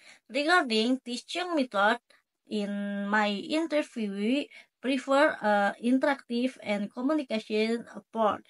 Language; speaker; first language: English; non-native, learner; Indonesian